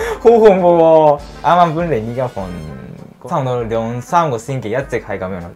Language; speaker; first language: Cantonese; non-native, learner; Japanese